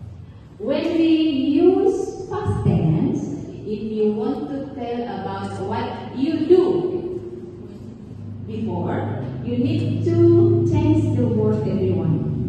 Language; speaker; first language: English; non-native, learner; Indonesian